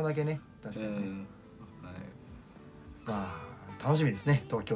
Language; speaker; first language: Japanese; native; Japanese